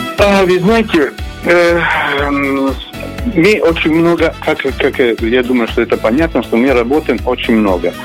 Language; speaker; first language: Russian; non-native, learner; Italian